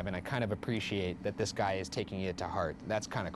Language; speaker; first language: English; native; English